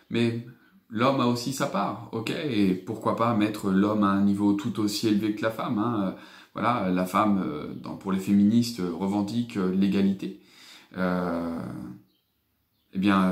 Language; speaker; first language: French; native; French